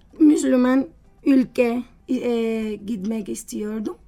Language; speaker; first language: Turkish; non-native, learner; Spanish